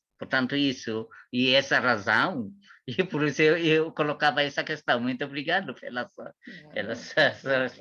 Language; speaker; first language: Portuguese; non-native, learner; Tetum